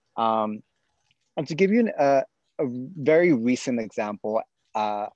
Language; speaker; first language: English; native; English